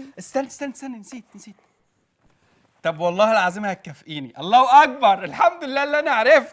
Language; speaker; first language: Arabic; native; Arabic